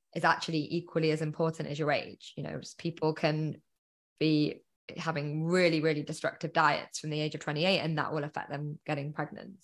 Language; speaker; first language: English; native; English